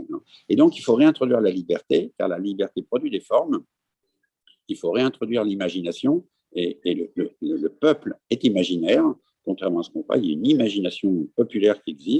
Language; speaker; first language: French; native; French